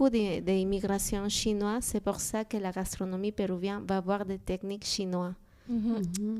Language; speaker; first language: French; non-native, learner; Spanish